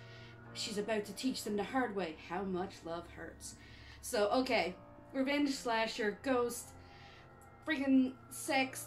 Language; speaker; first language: English; native; English